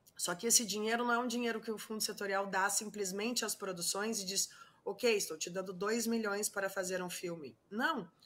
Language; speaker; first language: Portuguese; non-native, fluent; Spanish